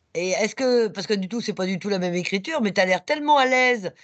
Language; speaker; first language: French; native; French